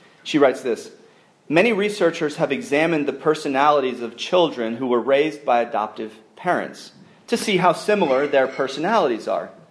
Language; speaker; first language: English; native; English